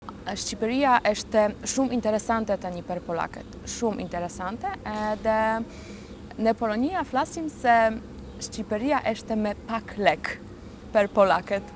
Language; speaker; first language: Albanian; non-native, learner; Polish